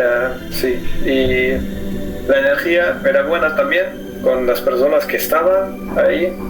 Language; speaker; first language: Spanish; non-native, fluent; German